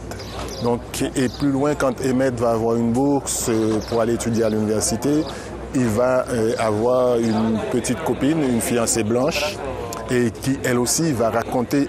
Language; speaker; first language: French; non-native, local second language; Haitian Creole